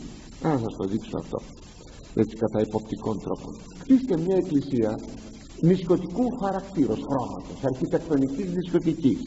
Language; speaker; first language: Greek; native; Greek